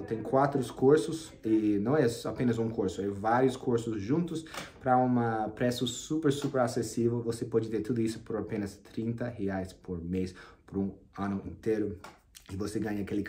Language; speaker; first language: Portuguese; non-native, fluent; English